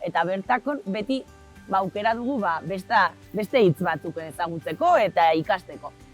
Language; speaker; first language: Basque; native; Basque